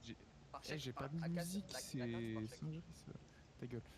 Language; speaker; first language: French; native; French